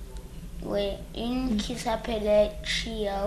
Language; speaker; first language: French; early bilingual, other home language; English